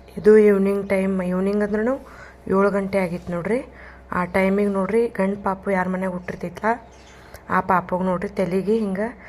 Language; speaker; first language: Kannada; non-native, local second language; Lambadi